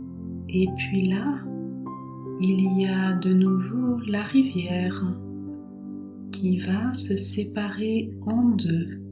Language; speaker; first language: French; native; French